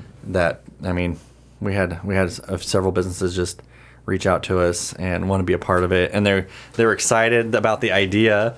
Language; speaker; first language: English; native; English